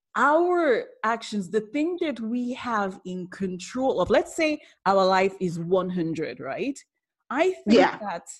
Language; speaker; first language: English; non-native, local second language; Yoruba